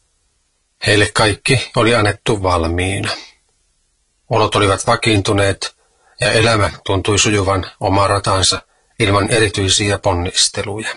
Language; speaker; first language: Finnish; native; Finnish